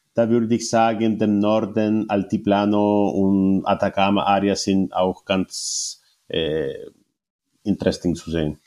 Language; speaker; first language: German; non-native, learner; Spanish